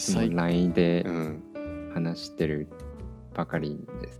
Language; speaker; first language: Japanese; non-native, fluent; Chinese